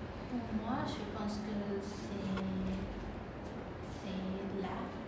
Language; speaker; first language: French; non-native, learner; Khmer